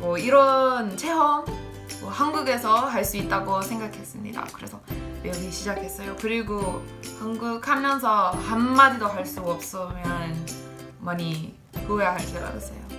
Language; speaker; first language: Korean; non-native, learner; English